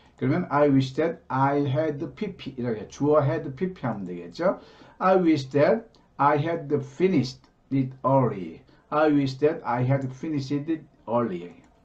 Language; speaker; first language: English; non-native, fluent; Korean